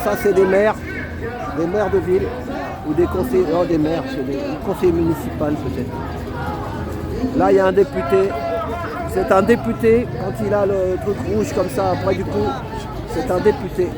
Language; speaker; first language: French; native; French